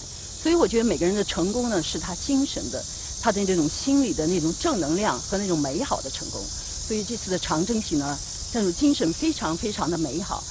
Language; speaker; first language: Chinese; native; Chinese